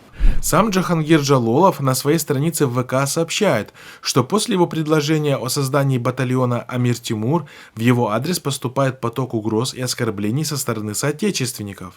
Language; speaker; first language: Russian; native; Russian